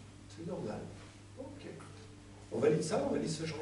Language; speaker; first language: French; native; French